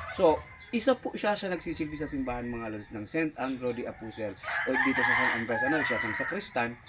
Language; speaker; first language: Filipino; non-native, local second language; Bikol